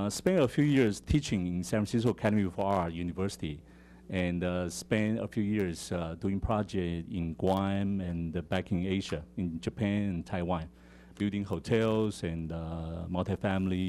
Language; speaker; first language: English; non-native, fluent; Chinese